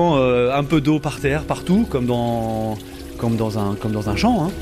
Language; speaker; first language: French; native; French